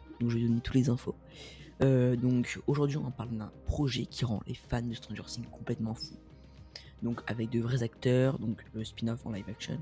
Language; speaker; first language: French; native; French